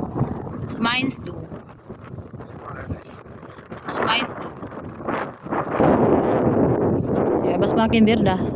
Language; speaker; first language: German; non-native, learner; Filipino